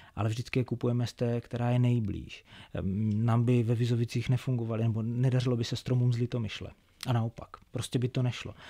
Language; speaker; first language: Czech; native; Czech